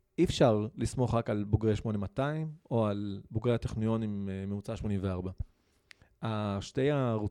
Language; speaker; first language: Hebrew; non-native, local second language; Arabic